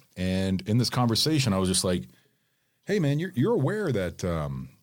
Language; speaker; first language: English; native; English